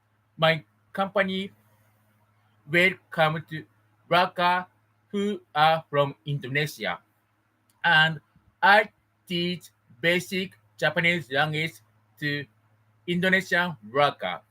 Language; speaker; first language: English; non-native, learner; Japanese